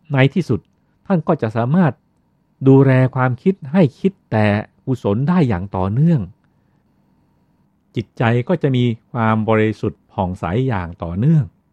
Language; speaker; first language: Thai; native; Thai